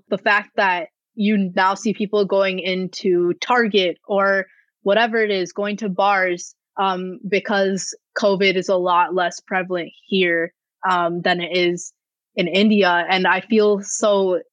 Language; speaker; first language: English; native; English